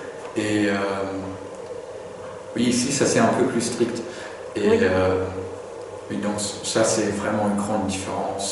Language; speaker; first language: French; non-native, fluent; German